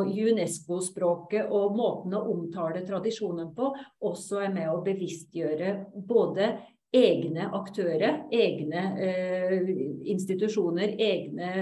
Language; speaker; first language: Norwegian; native; Norwegian